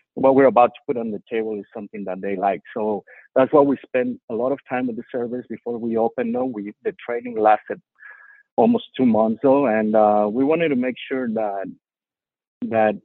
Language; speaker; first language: English; non-native, fluent; Spanish